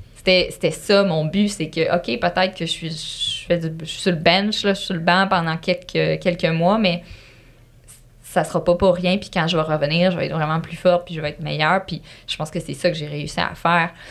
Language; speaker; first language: French; native; French